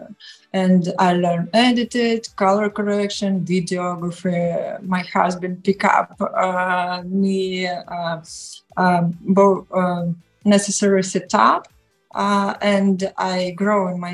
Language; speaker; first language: English; non-native, learner; Russian